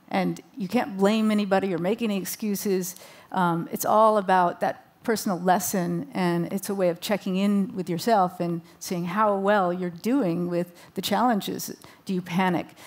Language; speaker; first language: English; native; English